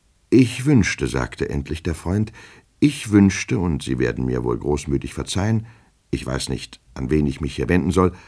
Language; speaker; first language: German; native; German